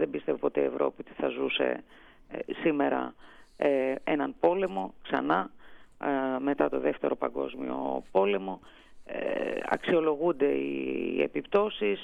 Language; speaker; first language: Greek; native; Greek